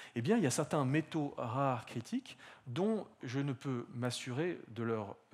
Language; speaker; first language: French; native; French